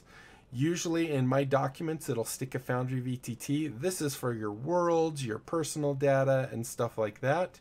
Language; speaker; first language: English; native; English